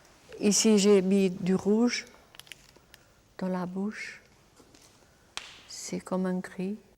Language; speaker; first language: French; non-native, fluent; Portuguese